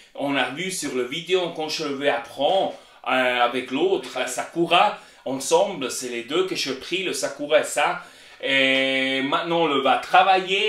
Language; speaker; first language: French; non-native, learner; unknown